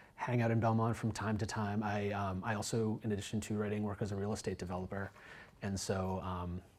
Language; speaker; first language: English; native; English